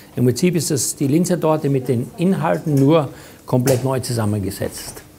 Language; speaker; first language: German; native; German